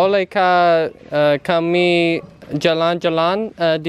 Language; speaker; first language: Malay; non-native, learner; English